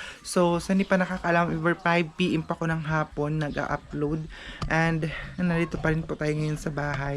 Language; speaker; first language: Filipino; native; Filipino